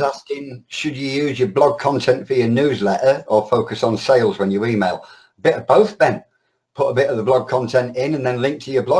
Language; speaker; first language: English; native; English